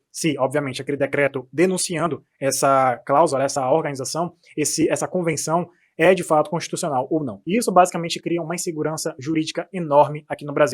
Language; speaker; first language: Portuguese; native; Portuguese